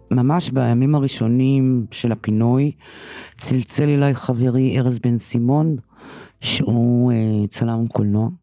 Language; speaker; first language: Hebrew; early bilingual, other home language; English